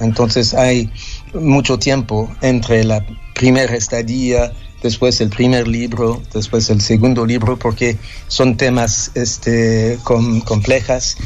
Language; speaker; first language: Spanish; non-native, fluent; French